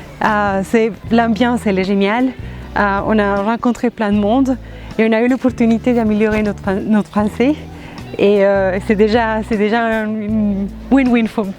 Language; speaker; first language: French; non-native, fluent; Spanish